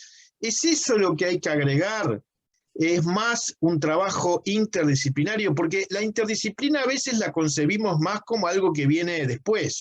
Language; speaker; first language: Spanish; native; Spanish